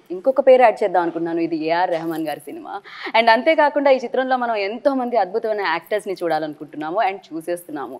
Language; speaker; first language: Telugu; native; Telugu